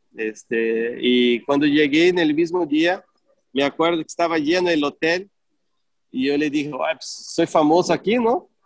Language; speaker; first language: Spanish; non-native, fluent; Portuguese